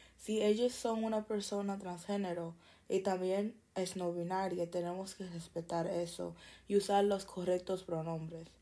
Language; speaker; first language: Spanish; early bilingual, heritage; Spanish